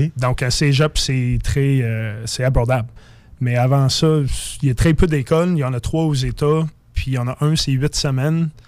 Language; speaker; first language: French; non-native, fluent; English